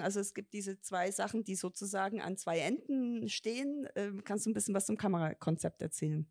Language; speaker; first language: German; native; German